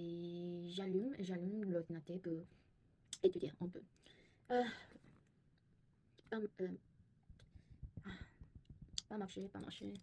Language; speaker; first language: French; non-native, learner; Korean